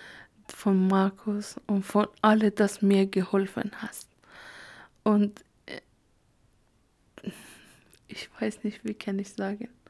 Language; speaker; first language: German; non-native, learner; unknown